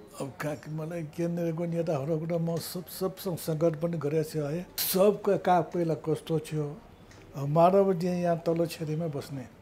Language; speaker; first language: Nepali; non-native, local second language; Newari